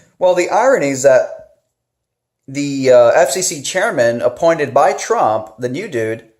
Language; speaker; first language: English; native; English